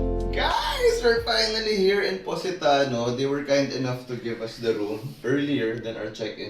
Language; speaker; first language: English; non-native, local second language; Filipino